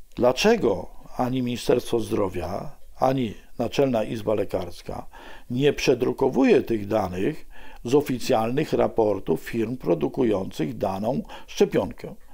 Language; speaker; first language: Polish; native; Polish